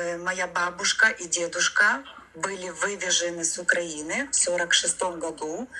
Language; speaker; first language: Russian; non-native, local second language; Ukrainian